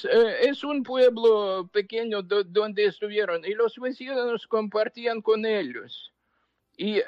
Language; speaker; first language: Spanish; non-native, fluent; Ukrainian